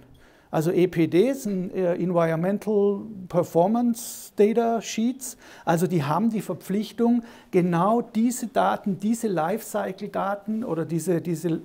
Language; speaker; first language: German; native; German